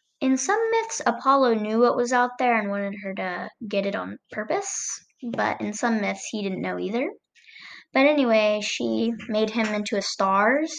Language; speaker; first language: English; native; English